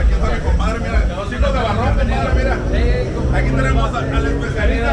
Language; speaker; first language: Spanish; native; Spanish